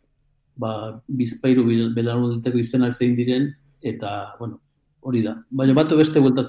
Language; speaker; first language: Basque; native; Basque